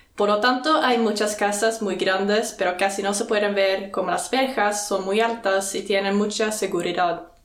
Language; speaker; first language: Spanish; non-native, fluent; Swedish